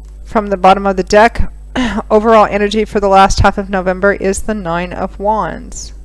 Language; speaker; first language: English; native; English